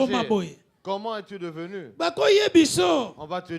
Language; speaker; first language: French; non-native, local second language; Lingala